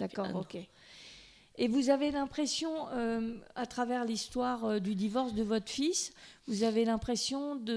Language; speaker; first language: French; native; French